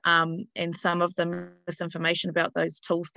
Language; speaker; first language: English; native; English